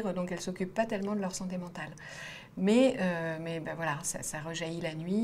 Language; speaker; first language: French; native; French